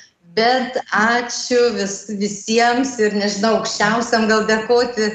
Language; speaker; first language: Lithuanian; native; Lithuanian